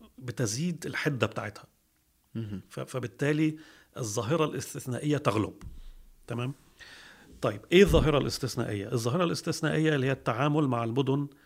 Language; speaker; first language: Arabic; early bilingual, heritage; Arabic